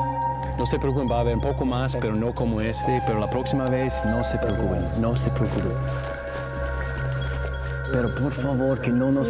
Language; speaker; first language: Spanish; non-native, learner; English